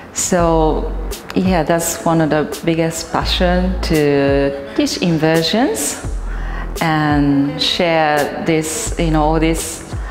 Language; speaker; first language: English; non-native, fluent; Japanese